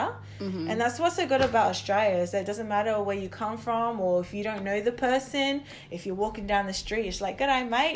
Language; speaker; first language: English; native; English